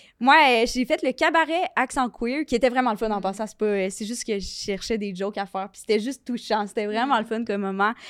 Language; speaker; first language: French; native; French